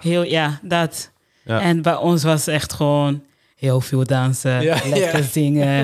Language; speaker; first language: Dutch; non-native, fluent; Portuguese